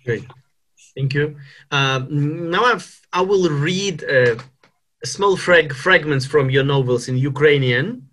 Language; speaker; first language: English; non-native, fluent; Ukrainian